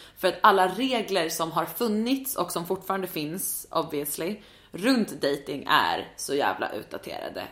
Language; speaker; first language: Swedish; native; Swedish